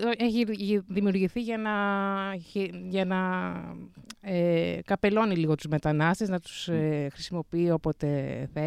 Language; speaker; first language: Greek; native; Greek